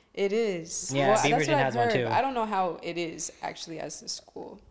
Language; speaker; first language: English; native; English